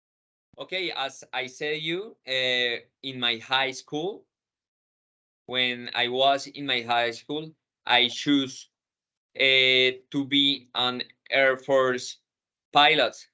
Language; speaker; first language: English; non-native, fluent; Spanish